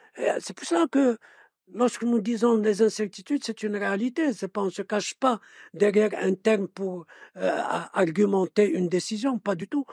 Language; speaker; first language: French; non-native, local second language; Arabic